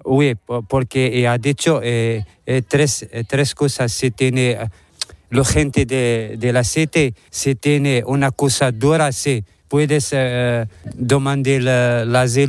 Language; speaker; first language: Spanish; non-native, learner; Arabic